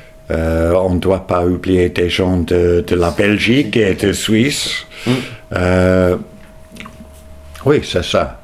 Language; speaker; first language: French; non-native, fluent; English